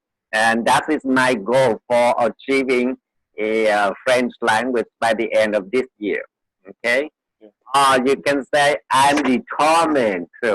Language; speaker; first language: English; non-native, fluent; Vietnamese